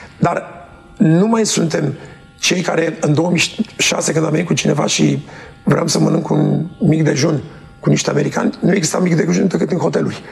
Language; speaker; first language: Romanian; early bilingual, heritage; Romanian